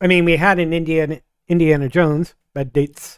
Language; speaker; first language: English; native; English